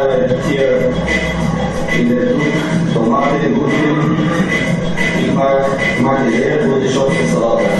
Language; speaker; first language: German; non-native, learner; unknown